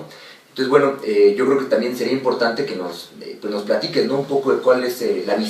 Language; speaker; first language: Spanish; native; Spanish